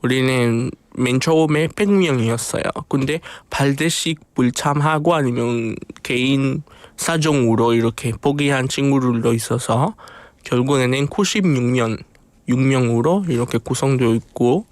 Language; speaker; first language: Korean; non-native, fluent; Spanish